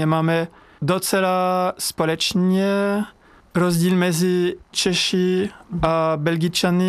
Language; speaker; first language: Czech; non-native, learner; French